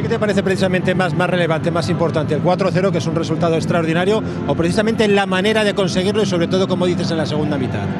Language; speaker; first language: Spanish; native; Spanish